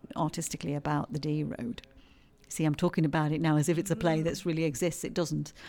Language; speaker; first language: English; native; English